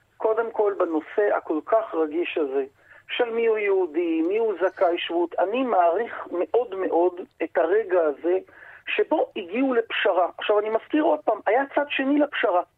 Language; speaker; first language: Hebrew; native; Hebrew